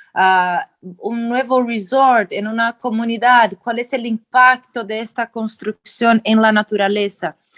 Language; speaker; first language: Spanish; non-native, fluent; Portuguese